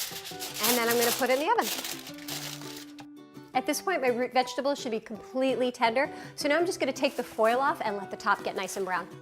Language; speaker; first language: English; native; English